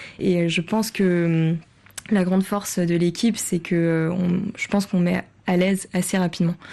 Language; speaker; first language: French; native; French